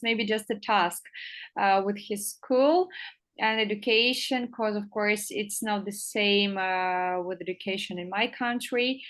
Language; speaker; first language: English; non-native, fluent; Russian